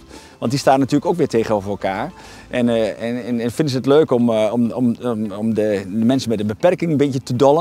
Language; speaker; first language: Dutch; native; Dutch